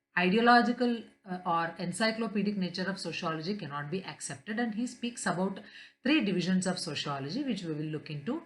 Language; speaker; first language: English; non-native, local second language; Kannada